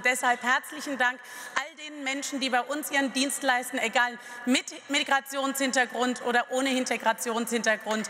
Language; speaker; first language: German; native; German